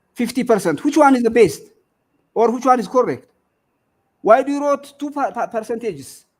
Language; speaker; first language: English; non-native, local second language; Amharic